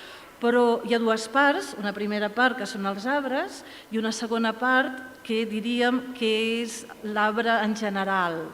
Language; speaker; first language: Catalan; native; Catalan